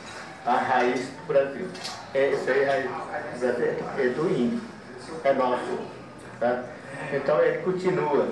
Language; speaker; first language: Portuguese; non-native, local second language; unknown